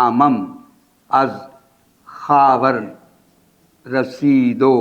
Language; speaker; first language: Persian; non-native, fluent; Urdu